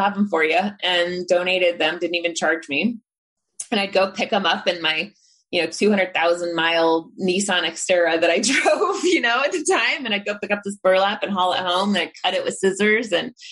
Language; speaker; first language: English; native; English